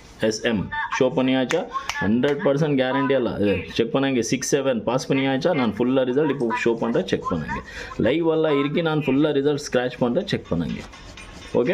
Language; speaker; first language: Tamil; non-native, local second language; Malayalam